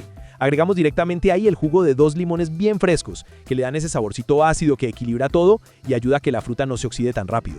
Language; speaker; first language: Spanish; native; Spanish